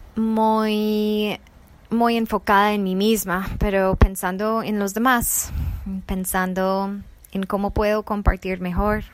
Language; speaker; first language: Spanish; non-native, fluent; English